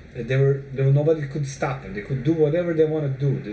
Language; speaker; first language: English; non-native, fluent; Serbian